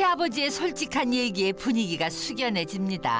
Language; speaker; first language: Korean; native; Korean